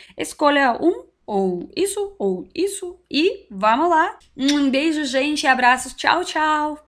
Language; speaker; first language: Portuguese; non-native, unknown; Russian